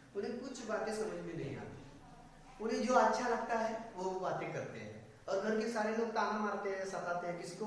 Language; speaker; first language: Hindi; non-native, local second language; Marathi